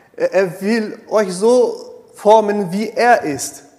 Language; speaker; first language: German; non-native, fluent; Portuguese